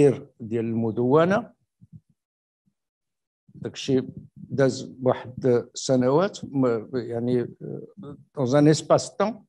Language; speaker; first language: Arabic; native; Arabic